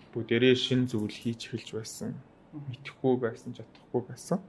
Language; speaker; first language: Mongolian; native; Mongolian